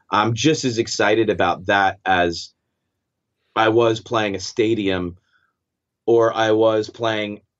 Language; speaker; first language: English; native; English